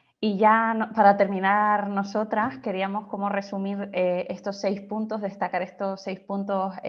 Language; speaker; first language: Spanish; native; Spanish